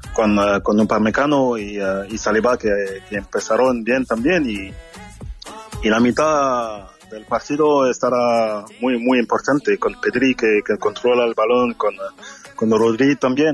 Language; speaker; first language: Spanish; non-native, fluent; French